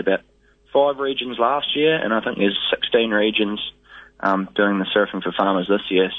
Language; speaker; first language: English; native; English